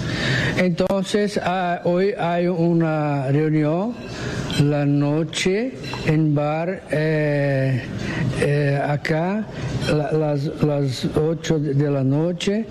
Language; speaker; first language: Spanish; non-native, learner; Portuguese